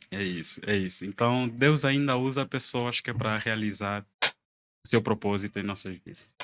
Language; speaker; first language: Portuguese; native; Portuguese